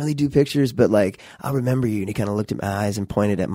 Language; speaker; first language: English; native; English